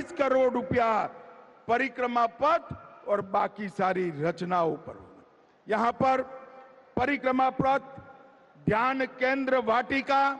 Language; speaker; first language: Hindi; non-native, local second language; Gujarati